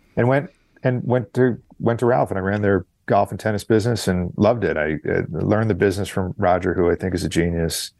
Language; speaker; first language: English; native; English